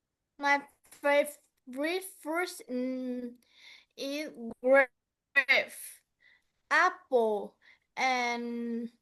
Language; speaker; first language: English; non-native, learner; Vietnamese